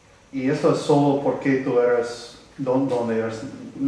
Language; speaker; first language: Spanish; non-native, learner; English